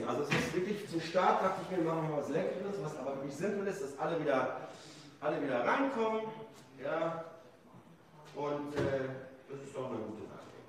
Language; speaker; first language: German; native; German